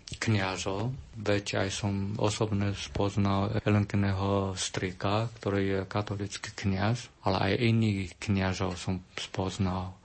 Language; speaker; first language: Slovak; non-native, learner; Chinese